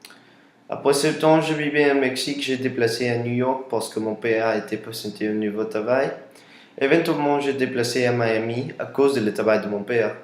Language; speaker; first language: French; non-native, learner; Spanish